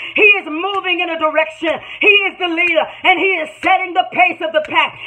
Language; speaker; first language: English; native; English